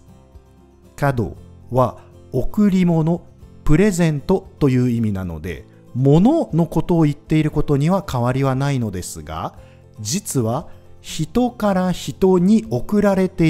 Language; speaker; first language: Japanese; native; Japanese